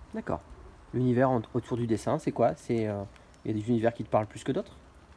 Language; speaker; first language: French; native; French